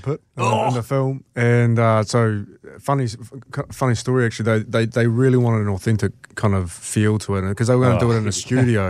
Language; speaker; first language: English; native; English